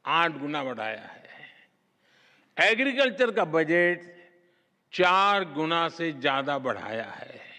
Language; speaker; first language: Hindi; native; Hindi